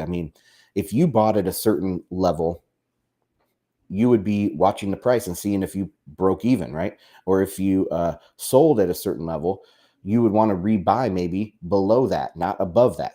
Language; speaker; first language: English; native; English